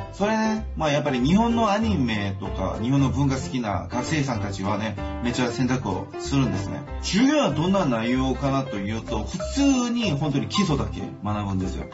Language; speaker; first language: Japanese; non-native, fluent; Korean